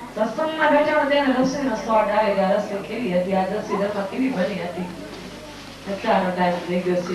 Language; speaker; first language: Gujarati; non-native, local second language; Kachhi